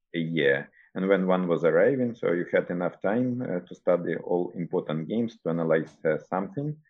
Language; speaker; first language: English; non-native, fluent; Russian